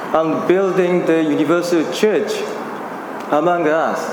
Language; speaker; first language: English; non-native, fluent; Japanese